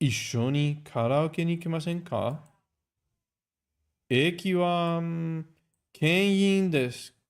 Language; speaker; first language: Japanese; non-native, learner; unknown